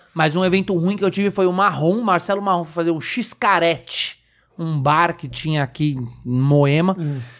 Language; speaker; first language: Portuguese; native; Portuguese